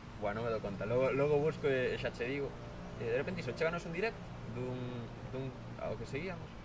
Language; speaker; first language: Galician; native; Galician